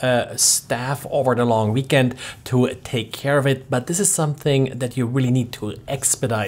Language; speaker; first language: English; non-native, fluent; German